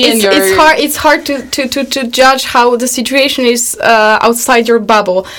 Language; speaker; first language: English; non-native, fluent; Polish